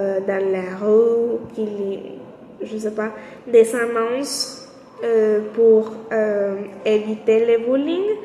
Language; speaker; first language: French; non-native, learner; Spanish